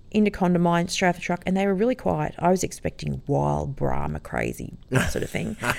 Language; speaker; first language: English; native; English